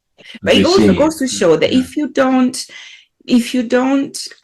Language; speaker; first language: English; non-native, fluent; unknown